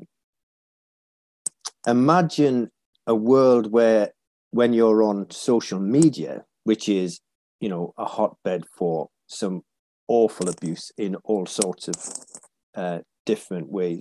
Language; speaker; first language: English; native; English